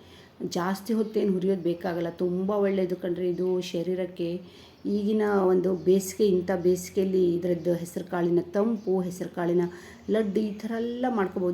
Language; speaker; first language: Kannada; native; Kannada